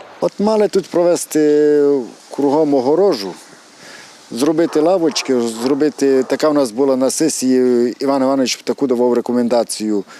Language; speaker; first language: Ukrainian; native; Ukrainian